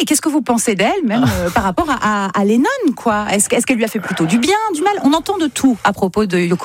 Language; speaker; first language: French; native; French